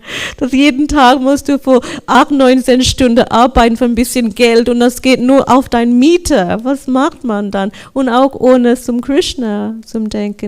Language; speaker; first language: German; non-native, learner; English